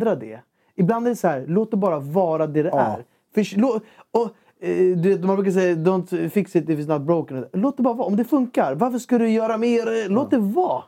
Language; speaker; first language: Swedish; native; Swedish